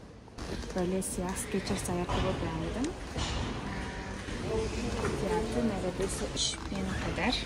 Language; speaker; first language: Turkish; non-native, fluent; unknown